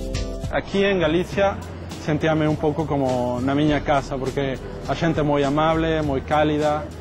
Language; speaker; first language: Galician; non-native, learner; Spanish